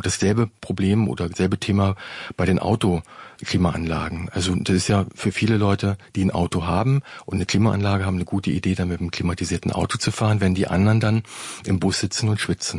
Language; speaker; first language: German; native; German